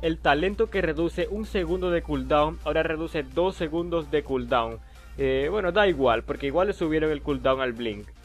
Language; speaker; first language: Spanish; native; Spanish